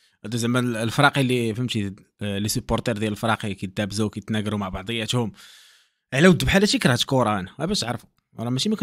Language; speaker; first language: Arabic; native; Arabic